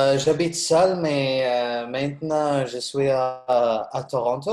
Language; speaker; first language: French; non-native, learner; Arabic